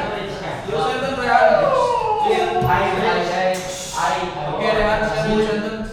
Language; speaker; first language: English; non-native, learner; Indonesian